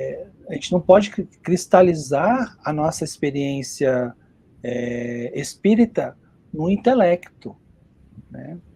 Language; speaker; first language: Portuguese; native; Portuguese